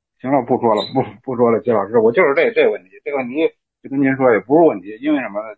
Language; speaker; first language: Chinese; native; Chinese